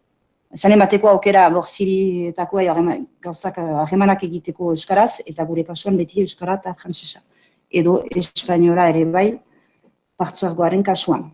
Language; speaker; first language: Basque; native; Basque